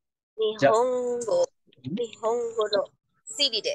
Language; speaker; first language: Japanese; non-native, learner; Indonesian